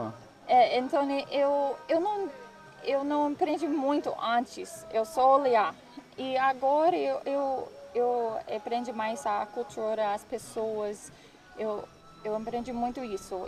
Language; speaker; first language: Portuguese; non-native, learner; English